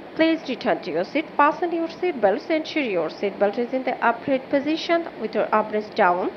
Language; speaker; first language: English; non-native, local second language; Bangla